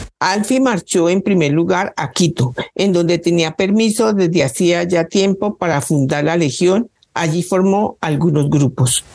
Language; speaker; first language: Spanish; native; Spanish